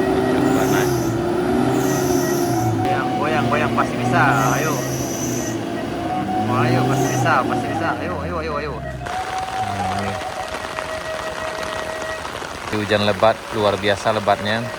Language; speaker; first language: Indonesian; non-native, local second language; Minangkabau